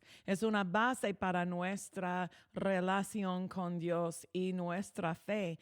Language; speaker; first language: Spanish; non-native, fluent; English